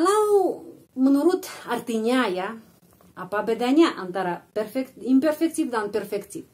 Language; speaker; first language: Indonesian; non-native, fluent; Russian